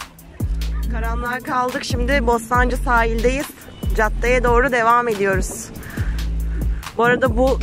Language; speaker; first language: Turkish; native; Turkish